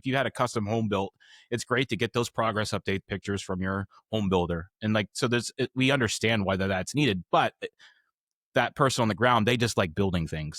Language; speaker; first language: English; native; English